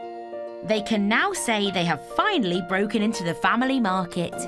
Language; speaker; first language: English; native; English